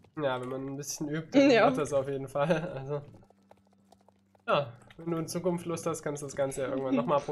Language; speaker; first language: German; native; German